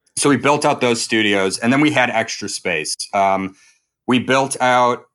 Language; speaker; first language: English; native; English